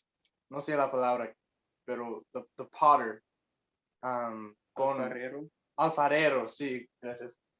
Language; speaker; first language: Spanish; non-native, learner; English